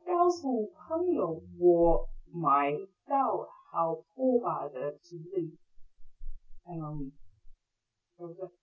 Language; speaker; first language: Chinese; non-native, fluent; English